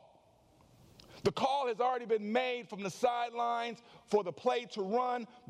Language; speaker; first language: English; native; English